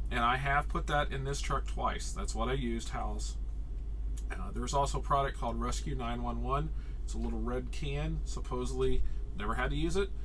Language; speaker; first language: English; native; English